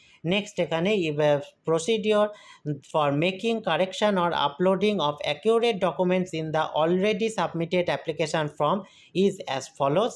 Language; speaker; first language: English; non-native, local second language; Bangla